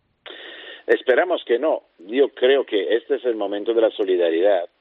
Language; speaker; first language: Spanish; non-native, fluent; Italian